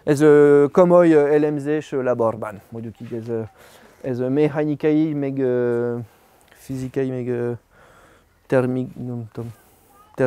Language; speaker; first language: Hungarian; non-native, learner; French